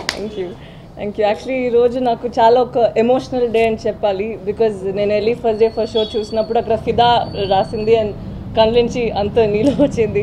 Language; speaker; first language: Telugu; non-native, learner; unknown